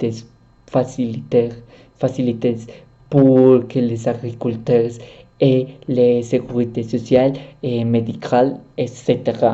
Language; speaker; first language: French; non-native, learner; Spanish